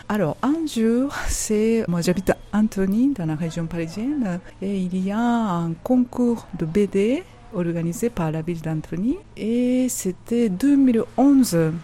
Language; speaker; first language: French; non-native, fluent; Japanese